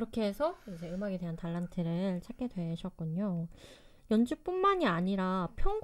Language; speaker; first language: Korean; native; Korean